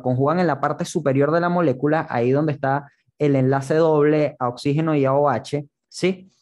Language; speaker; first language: Spanish; native; Spanish